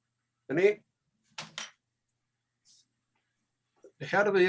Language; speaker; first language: Welsh; native; Welsh